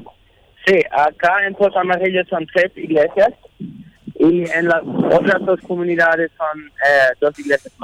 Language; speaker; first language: Spanish; non-native, local second language; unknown